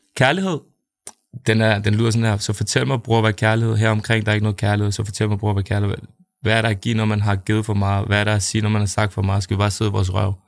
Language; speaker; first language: Danish; native; Danish